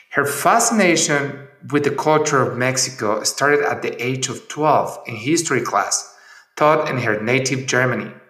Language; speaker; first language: English; non-native, fluent; Spanish